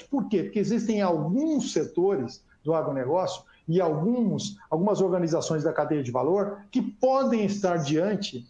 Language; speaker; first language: Portuguese; native; Portuguese